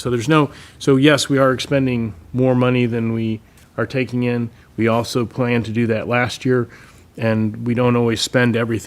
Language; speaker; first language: English; native; English